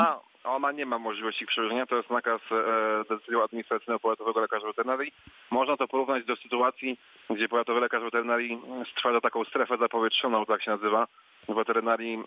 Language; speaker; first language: Polish; native; Polish